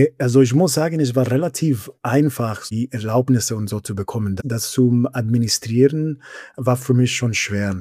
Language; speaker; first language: German; non-native, fluent; English